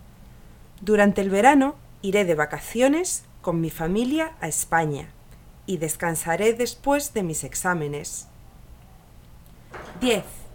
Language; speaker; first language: Spanish; non-native, learner; English